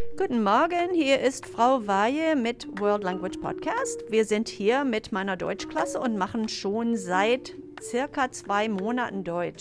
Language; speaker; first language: German; non-native, fluent; English